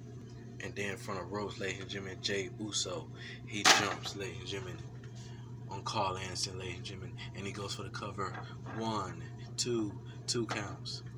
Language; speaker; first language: English; native; English